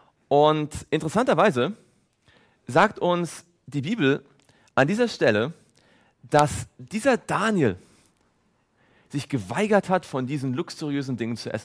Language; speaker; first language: German; native; German